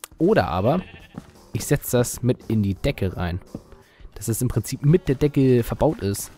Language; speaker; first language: German; native; German